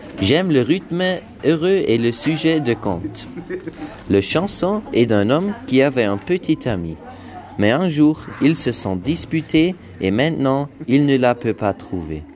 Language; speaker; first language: French; non-native, learner; German